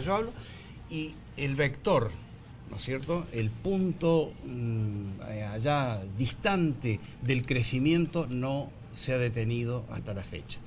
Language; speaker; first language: Spanish; native; Spanish